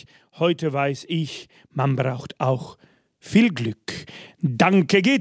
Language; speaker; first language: German; non-native, fluent; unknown